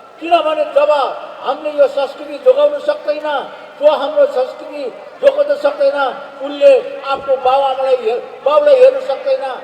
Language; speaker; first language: Nepali; non-native, local second language; Eastern Tamang